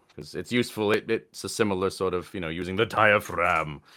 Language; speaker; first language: English; native; English